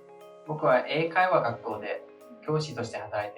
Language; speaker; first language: Japanese; non-native, fluent; English